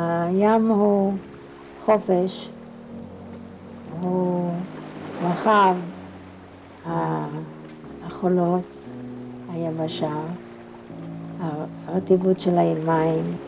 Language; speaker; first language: Hebrew; non-native, fluent; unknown